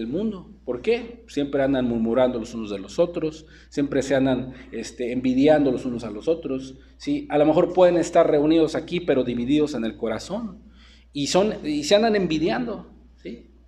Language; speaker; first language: Spanish; native; Spanish